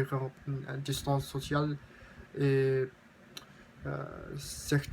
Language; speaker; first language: French; non-native, learner; Japanese